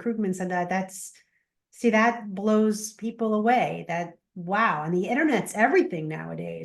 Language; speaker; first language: English; native; English